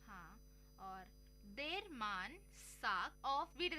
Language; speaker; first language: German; non-native, learner; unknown